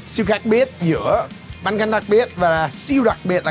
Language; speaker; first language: Vietnamese; non-native, fluent; English